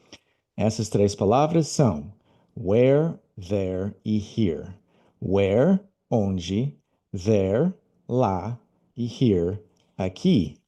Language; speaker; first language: Portuguese; non-native, fluent; English